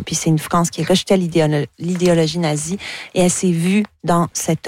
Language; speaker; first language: French; native; French